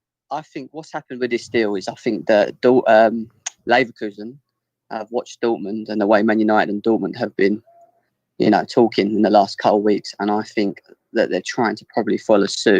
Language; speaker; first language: English; native; English